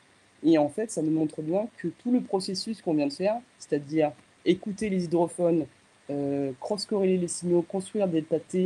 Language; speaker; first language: French; native; French